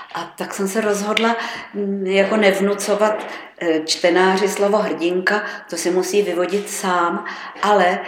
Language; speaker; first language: Czech; native; Czech